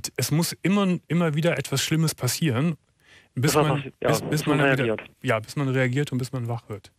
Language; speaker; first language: German; native; German